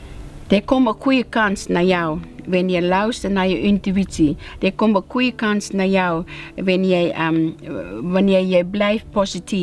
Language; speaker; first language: Dutch; non-native, learner; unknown